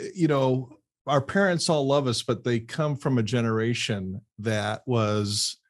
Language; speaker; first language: English; native; English